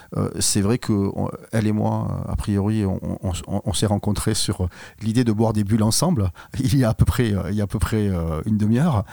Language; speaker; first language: French; native; French